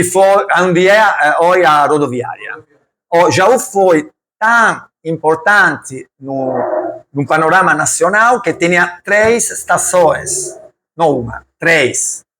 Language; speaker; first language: Portuguese; non-native, learner; Italian